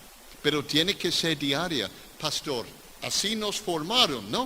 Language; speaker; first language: Spanish; non-native, fluent; English